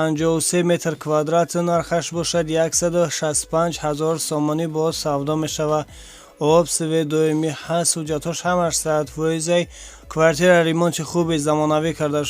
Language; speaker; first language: Tajik; native; Tajik